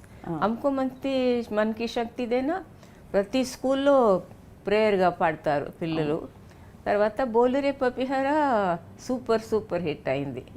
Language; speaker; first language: Telugu; non-native, local second language; Tamil